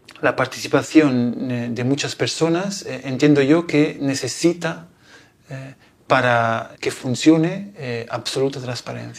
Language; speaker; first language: Spanish; non-native, fluent; Italian